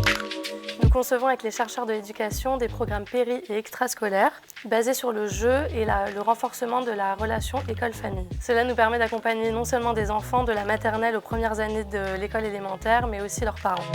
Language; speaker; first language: French; native; French